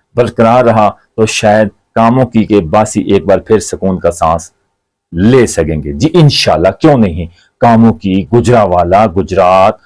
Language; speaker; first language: Urdu; non-native, local second language; Punjabi